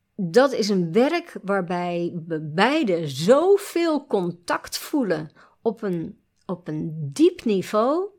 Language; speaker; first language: Dutch; native; Dutch